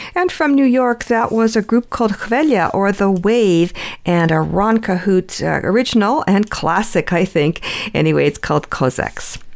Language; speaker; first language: English; early bilingual, other home language; Ukrainian